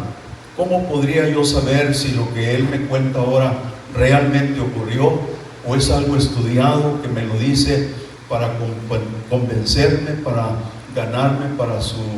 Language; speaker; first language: Spanish; native; Spanish